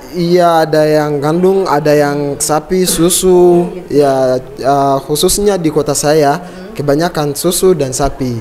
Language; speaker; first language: Indonesian; non-native, fluent; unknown